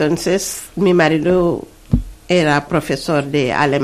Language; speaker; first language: Spanish; non-native, learner; Wolof